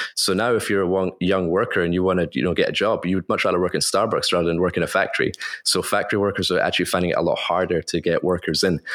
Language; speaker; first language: English; native; English